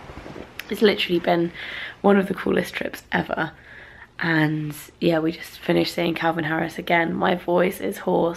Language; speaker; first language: English; native; English